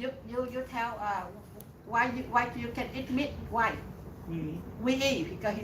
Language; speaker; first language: English; non-native, learner; Vietnamese